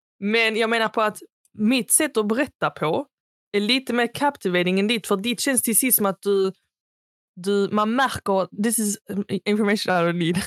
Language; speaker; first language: Swedish; native; Swedish